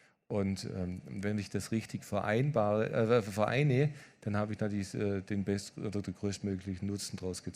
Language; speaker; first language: German; native; German